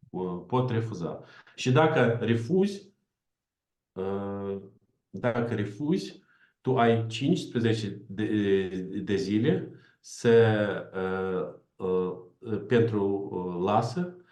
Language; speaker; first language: Romanian; non-native, learner; Ukrainian